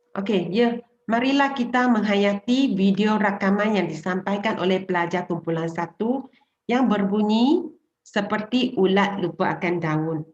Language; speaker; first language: Malay; non-native, local second language; Chinese